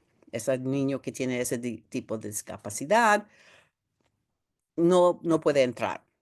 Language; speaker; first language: Spanish; early bilingual, heritage; Spanish